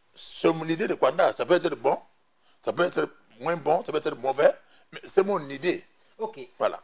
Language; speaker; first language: French; non-native, local second language; Mossi